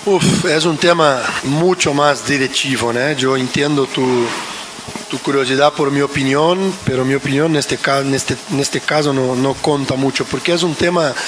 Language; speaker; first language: Spanish; non-native, fluent; Portuguese